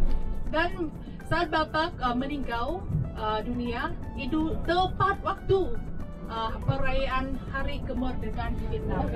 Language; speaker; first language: Indonesian; non-native, fluent; Vietnamese